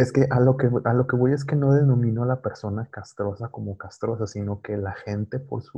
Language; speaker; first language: Spanish; native; Spanish